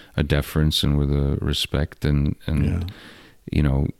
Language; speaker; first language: English; early bilingual, other home language; Russian